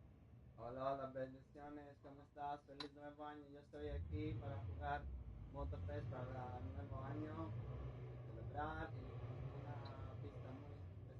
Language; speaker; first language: Spanish; non-native, learner; English